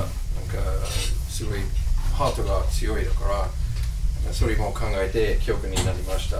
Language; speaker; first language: Japanese; non-native, fluent; English